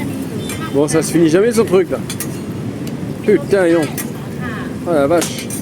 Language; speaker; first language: French; native; French